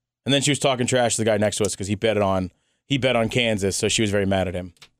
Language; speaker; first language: English; native; English